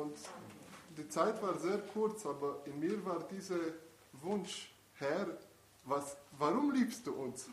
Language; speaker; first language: German; non-native, fluent; Italian